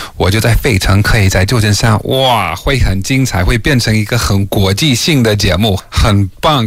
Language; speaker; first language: Chinese; non-native, fluent; English